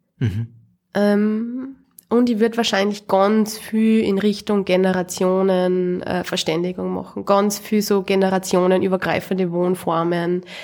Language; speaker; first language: German; native; German